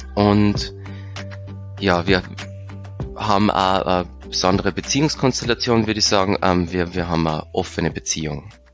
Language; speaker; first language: German; native; German